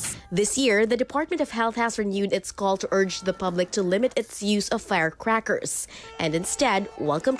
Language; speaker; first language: English; non-native, local second language; Filipino